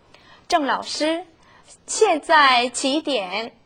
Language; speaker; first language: Chinese; non-native, fluent; Korean